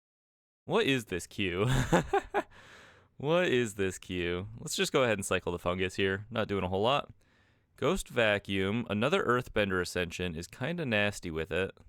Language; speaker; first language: English; native; English